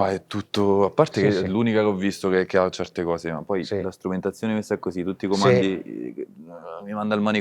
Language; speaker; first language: Italian; native; Italian